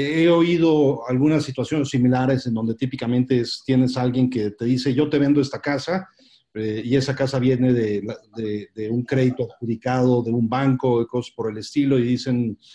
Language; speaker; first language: Spanish; native; Spanish